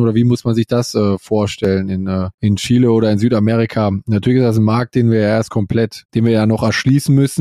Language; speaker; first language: German; native; German